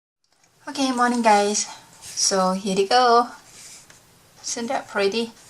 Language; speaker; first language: English; non-native, learner; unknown